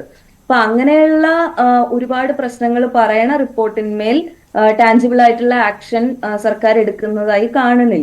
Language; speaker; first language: Malayalam; native; Malayalam